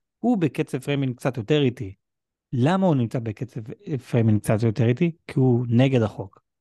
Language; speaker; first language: Hebrew; native; Hebrew